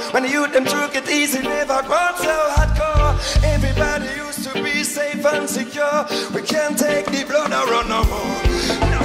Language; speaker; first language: English; non-native, fluent; German